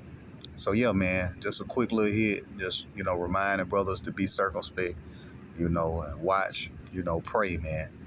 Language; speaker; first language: English; native; English